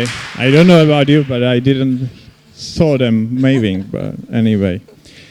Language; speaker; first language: English; non-native, fluent; Czech